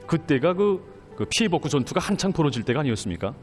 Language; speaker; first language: Korean; native; Korean